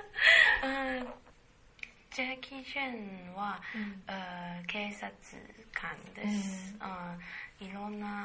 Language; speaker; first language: Japanese; non-native, learner; Chinese